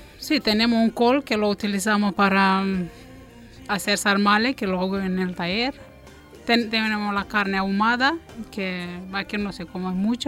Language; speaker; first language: Spanish; non-native, fluent; Romanian